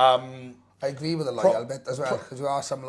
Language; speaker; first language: English; native; English